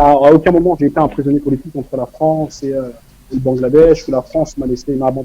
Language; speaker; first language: French; native; French